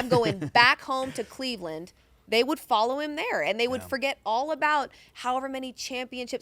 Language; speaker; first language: English; native; English